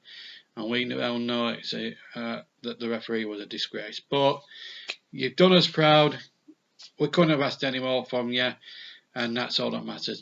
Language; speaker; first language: English; native; English